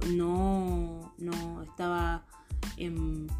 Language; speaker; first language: Spanish; non-native, fluent; Haitian Creole